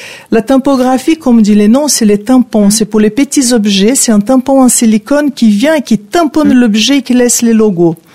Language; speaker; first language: French; non-native, fluent; Portuguese